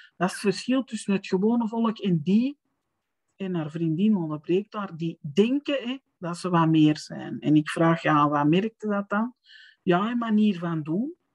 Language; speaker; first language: Dutch; native; Dutch